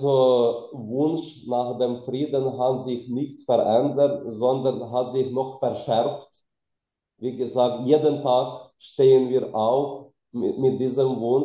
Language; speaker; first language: German; non-native, fluent; Ukrainian